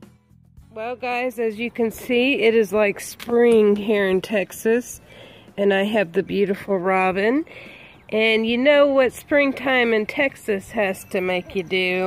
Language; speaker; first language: English; native; English